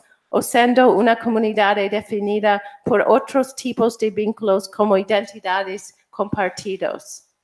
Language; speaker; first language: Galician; non-native, fluent; English